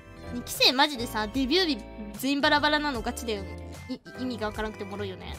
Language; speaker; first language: Japanese; native; Japanese